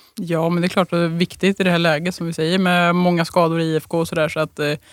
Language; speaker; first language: Swedish; native; Swedish